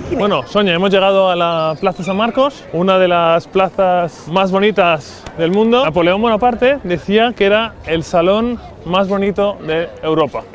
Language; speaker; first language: Spanish; native; Spanish